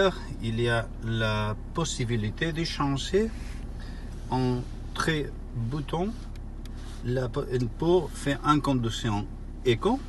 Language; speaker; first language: French; non-native, learner; Spanish